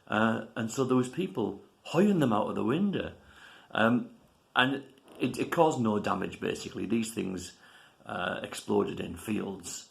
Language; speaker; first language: English; native; English